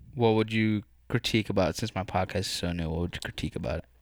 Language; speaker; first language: English; native; English